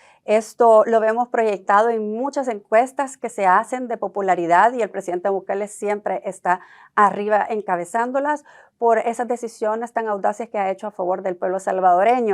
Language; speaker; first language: Spanish; native; Spanish